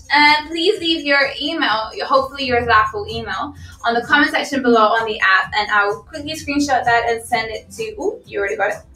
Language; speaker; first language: English; early bilingual, other home language; Portuguese